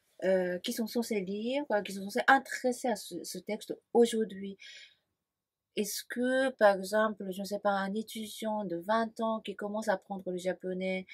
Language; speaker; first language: French; non-native, fluent; Japanese